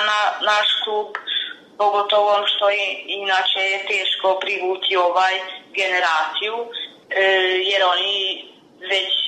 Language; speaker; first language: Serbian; non-native, local second language; Hungarian